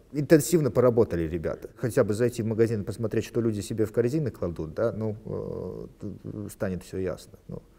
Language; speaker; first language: Russian; non-native, local second language; Latvian